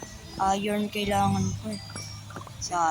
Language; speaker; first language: Filipino; native; Filipino